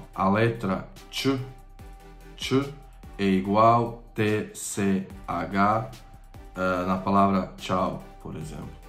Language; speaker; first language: Portuguese; non-native, fluent; Croatian